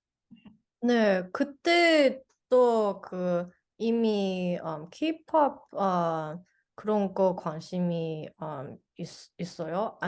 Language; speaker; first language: Korean; non-native, learner; English